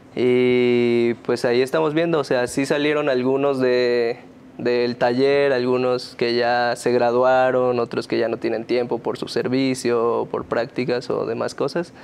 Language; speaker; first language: Spanish; native; Spanish